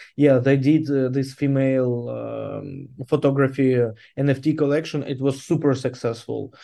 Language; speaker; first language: English; non-native, fluent; Ukrainian